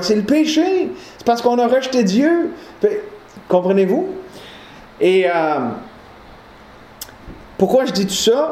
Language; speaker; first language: French; native; French